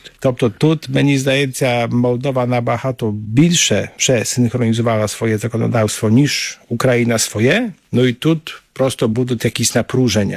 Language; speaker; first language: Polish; non-native, learner; Ukrainian